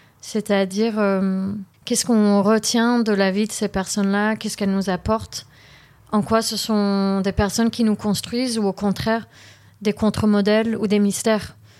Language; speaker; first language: French; early bilingual, heritage; French